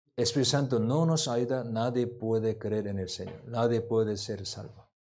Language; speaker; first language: Spanish; non-native, learner; Korean